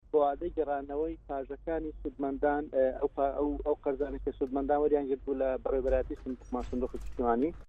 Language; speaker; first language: Central Kurdish; non-native, local second language; Kurdish